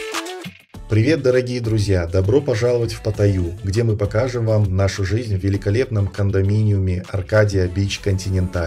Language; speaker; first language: Russian; native; Russian